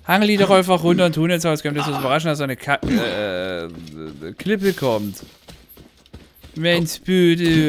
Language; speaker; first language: German; native; German